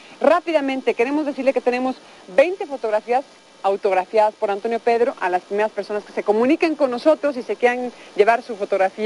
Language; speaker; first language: Spanish; native; Spanish